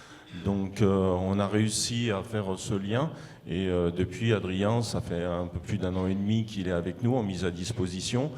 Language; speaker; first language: French; native; French